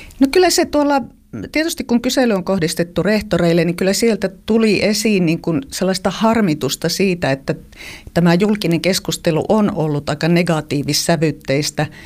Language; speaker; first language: Finnish; native; Finnish